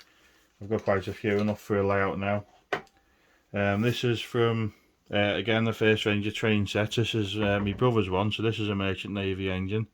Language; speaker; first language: English; native; English